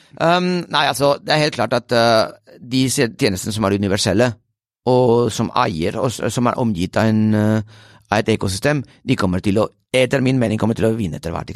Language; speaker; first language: Swedish; non-native, fluent; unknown